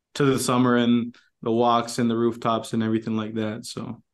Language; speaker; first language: English; native; English